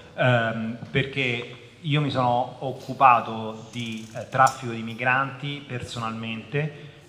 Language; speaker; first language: Italian; native; Italian